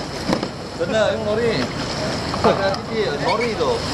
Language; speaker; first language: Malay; non-native, local second language; Chinese